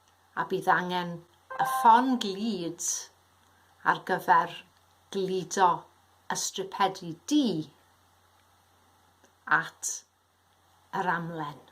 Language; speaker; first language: Welsh; native; Welsh